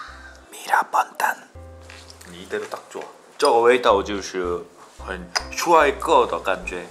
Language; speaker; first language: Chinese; non-native, learner; Korean